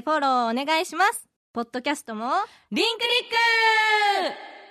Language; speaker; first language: Japanese; native; Japanese